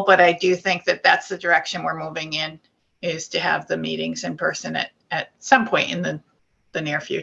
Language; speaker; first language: English; native; English